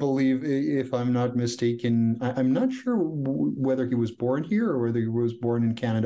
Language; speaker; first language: English; non-native, fluent; Croatian